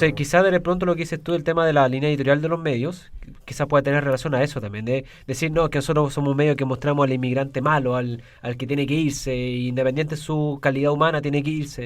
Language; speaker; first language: Spanish; native; Spanish